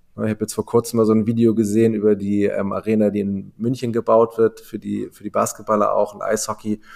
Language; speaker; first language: German; native; German